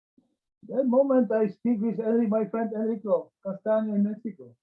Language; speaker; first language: English; non-native, learner; Czech